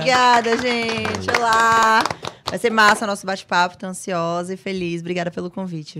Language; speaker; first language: Portuguese; native; Portuguese